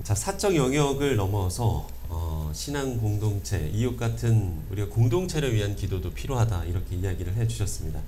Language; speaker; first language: Korean; native; Korean